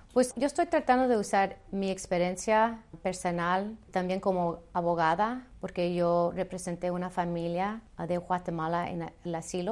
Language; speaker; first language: Spanish; early bilingual, heritage; Spanish